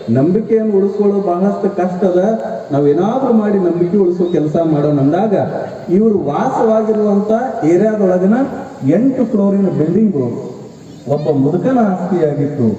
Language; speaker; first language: Kannada; native; Kannada